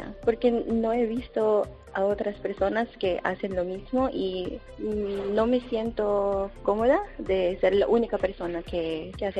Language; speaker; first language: Spanish; non-native, fluent; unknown